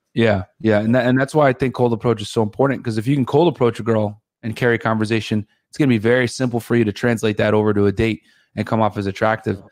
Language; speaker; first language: English; native; English